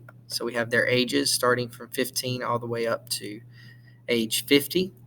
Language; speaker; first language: English; native; English